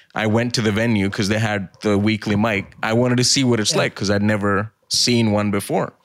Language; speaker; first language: English; early bilingual, other home language; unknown